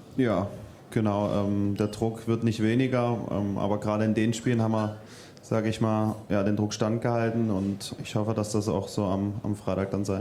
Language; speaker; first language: German; native; German